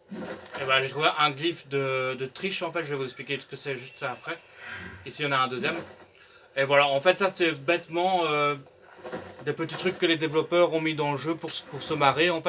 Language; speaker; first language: French; native; French